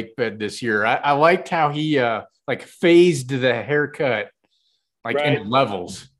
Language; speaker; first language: English; native; English